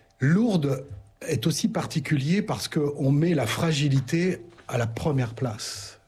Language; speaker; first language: French; native; French